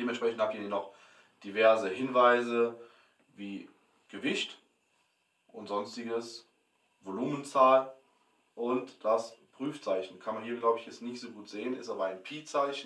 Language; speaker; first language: German; native; German